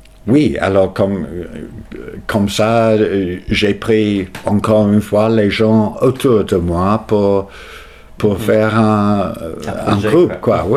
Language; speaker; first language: French; non-native, fluent; English